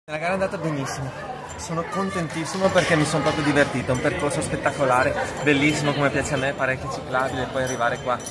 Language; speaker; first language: Italian; native; Italian